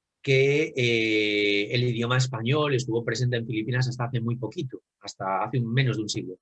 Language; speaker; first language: Spanish; native; Spanish